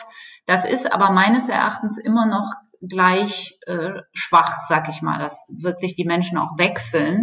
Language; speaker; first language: German; native; German